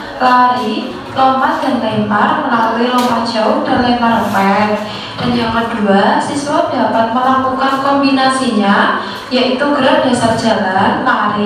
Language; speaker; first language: Indonesian; native; Indonesian